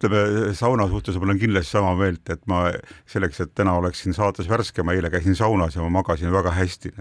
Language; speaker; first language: Estonian; native; Estonian